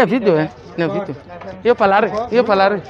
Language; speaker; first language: Italian; non-native, learner; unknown